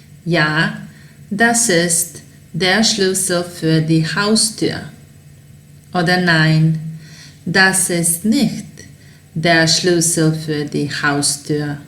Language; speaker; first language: German; non-native, fluent; Serbian